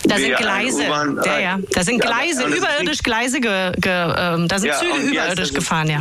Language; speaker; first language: German; native; German